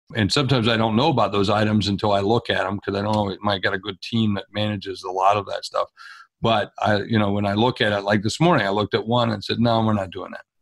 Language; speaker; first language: English; native; English